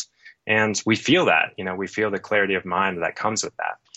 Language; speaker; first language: English; native; English